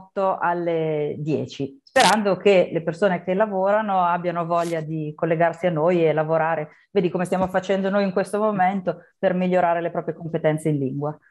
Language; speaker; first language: Italian; native; Italian